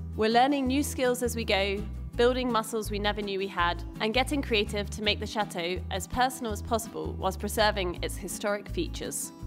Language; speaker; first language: English; native; English